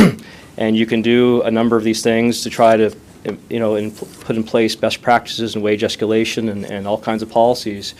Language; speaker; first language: English; native; English